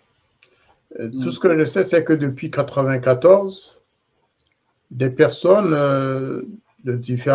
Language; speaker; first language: French; non-native, local second language; Kinyarwanda